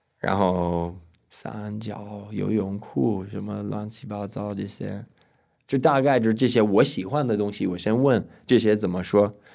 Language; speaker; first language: Chinese; non-native, fluent; English